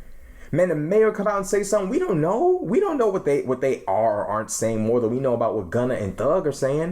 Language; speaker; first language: English; native; English